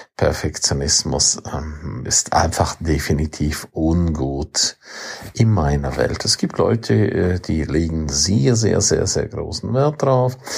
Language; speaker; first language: German; non-native, local second language; Romansh